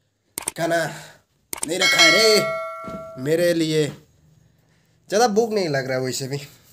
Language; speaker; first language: Hindi; non-native, local second language; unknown